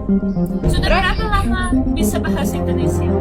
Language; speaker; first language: Indonesian; non-native, learner; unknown